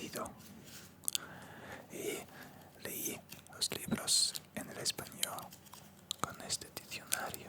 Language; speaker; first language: Spanish; non-native, learner; Russian